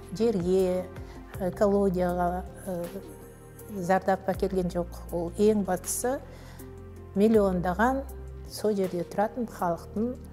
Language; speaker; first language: Kazakh; native; Kazakh